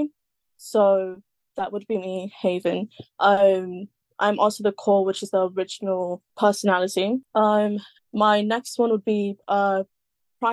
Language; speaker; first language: English; native; English